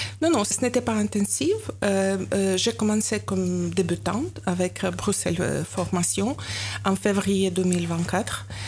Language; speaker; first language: French; non-native, learner; Ukrainian